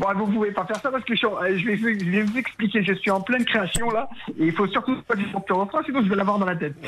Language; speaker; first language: French; native; French